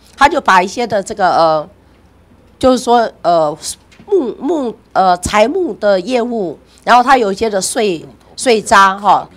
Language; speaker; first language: Chinese; native; Chinese